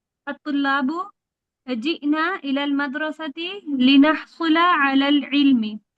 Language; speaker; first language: Arabic; non-native, learner; Urdu